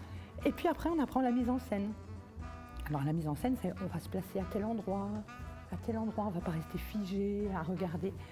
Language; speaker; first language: French; native; French